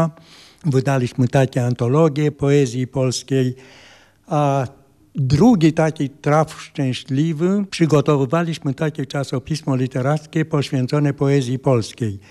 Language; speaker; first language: Polish; non-native, fluent; Romanian